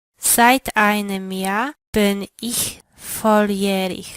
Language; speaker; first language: German; non-native, learner; Polish